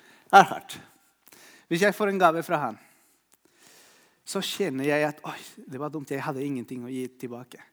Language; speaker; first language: Norwegian; non-native, fluent; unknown